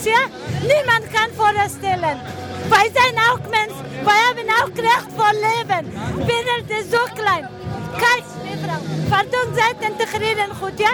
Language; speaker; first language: Dutch; non-native, learner; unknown